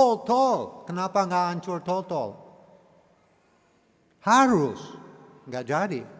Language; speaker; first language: Indonesian; non-native, learner; English